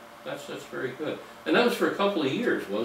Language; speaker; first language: English; native; English